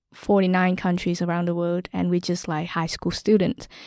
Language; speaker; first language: English; non-native, fluent; Vietnamese